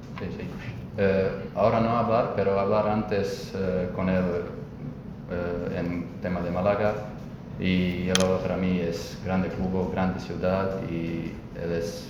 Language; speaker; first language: Spanish; non-native, learner; Croatian